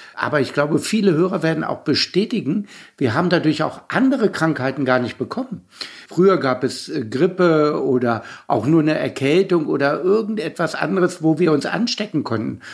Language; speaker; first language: German; native; German